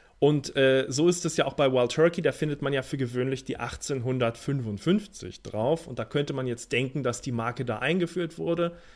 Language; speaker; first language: German; native; German